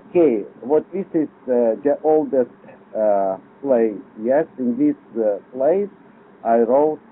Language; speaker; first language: English; non-native, learner; Lithuanian